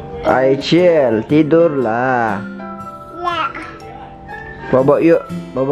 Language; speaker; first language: Indonesian; non-native, learner; Turkish